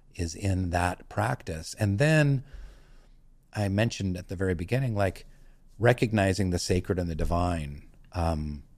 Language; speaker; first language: English; native; English